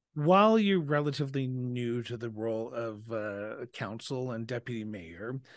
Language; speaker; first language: English; native; English